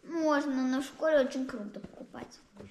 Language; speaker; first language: Russian; early bilingual, heritage; Russian